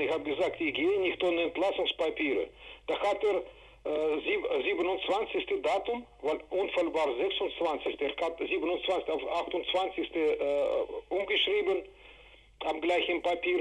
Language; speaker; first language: German; non-native, fluent; Russian